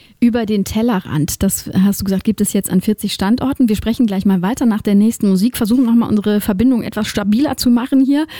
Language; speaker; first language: German; native; German